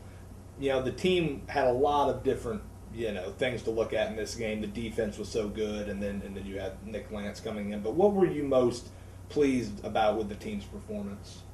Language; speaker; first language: English; native; English